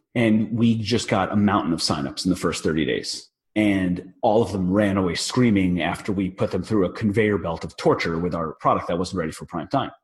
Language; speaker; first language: English; native; English